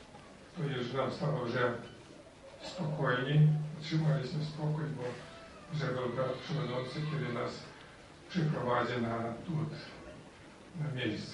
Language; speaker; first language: Polish; non-native, learner; Ukrainian